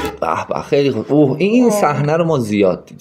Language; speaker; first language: Persian; native; Persian